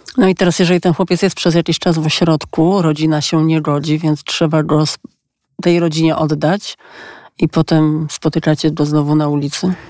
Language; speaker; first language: Polish; native; Polish